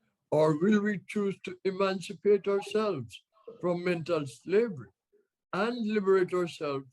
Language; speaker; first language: English; native; English